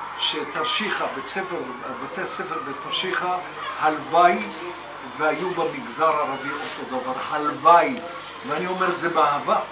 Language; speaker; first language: Hebrew; native; Hebrew